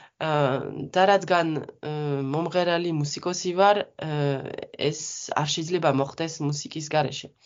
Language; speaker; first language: Georgian; non-native, fluent; French